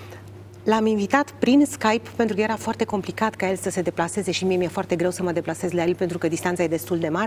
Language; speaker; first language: Romanian; native; Romanian